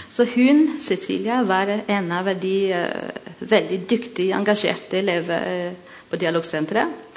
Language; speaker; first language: Norwegian; non-native, learner; Malagasy